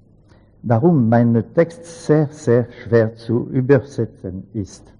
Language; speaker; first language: German; non-native, learner; French